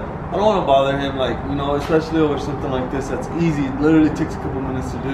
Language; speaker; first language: English; early bilingual, other home language; Spanish